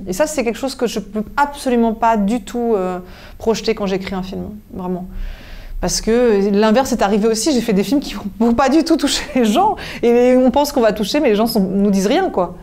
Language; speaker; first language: French; native; French